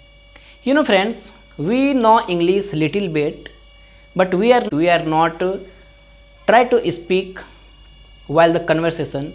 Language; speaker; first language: English; non-native, learner; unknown